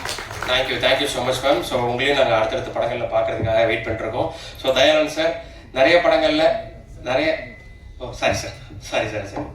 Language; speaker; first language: Tamil; native; Tamil